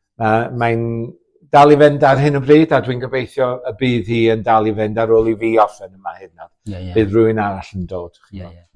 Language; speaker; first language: Welsh; native; Welsh